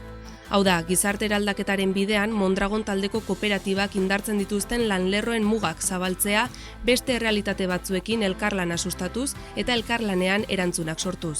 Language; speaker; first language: Basque; native; Basque